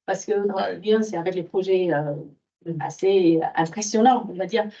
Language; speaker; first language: French; non-native, fluent; Vietnamese